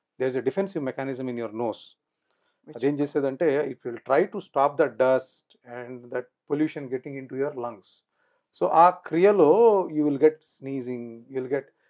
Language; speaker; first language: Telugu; non-native, local second language; Urdu